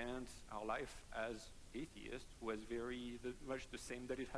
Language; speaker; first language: English; non-native, fluent; French